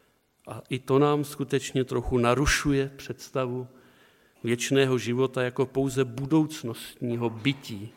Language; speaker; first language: Czech; native; Czech